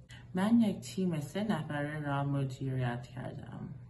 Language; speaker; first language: Persian; non-native, learner; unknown